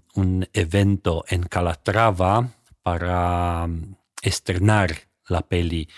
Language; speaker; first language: Spanish; non-native, fluent; Romanian